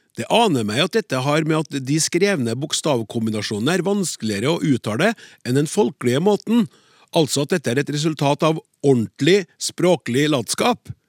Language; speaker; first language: Norwegian; native; Norwegian